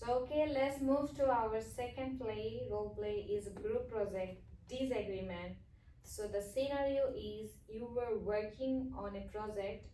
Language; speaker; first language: English; non-native, fluent; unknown